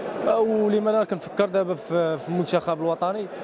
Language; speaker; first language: Arabic; native; Arabic